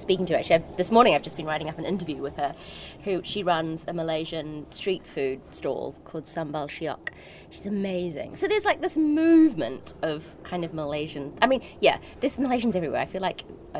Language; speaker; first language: English; native; English